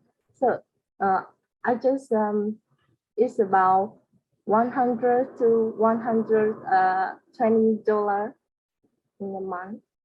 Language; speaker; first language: English; non-native, learner; Vietnamese